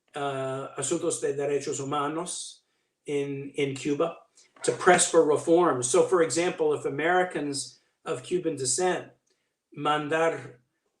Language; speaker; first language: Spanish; non-native, learner; English